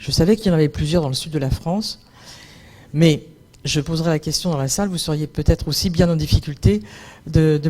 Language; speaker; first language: French; native; French